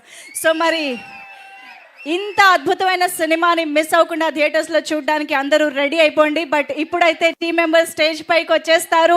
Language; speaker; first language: Telugu; native; Telugu